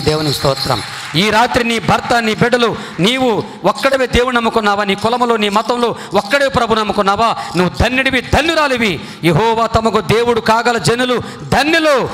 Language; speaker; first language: Telugu; non-native, local second language; Koya